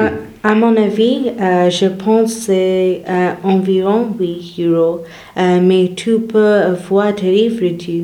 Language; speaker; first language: French; non-native, learner; English